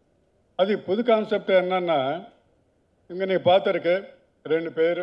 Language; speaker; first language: Tamil; non-native, learner; Telugu